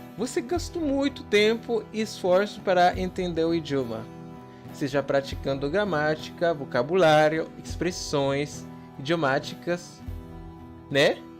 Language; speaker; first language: Portuguese; non-native, fluent; English